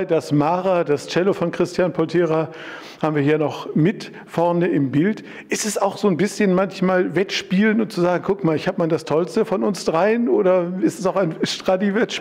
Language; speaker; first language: German; native; German